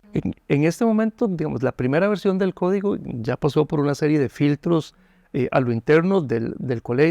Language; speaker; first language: Spanish; native; Spanish